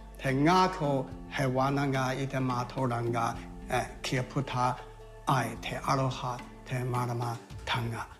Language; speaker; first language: Māori; non-native, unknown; Chinese